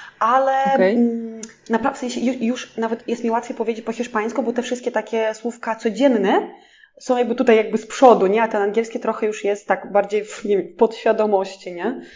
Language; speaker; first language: Polish; non-native, fluent; Russian